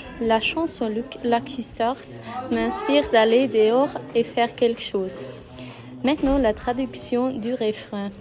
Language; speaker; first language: French; non-native, learner; German